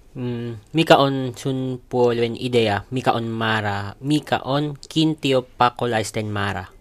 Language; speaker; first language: Finnish; non-native, learner; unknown